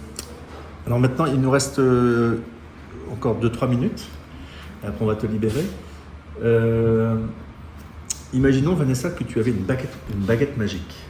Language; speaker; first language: French; native; French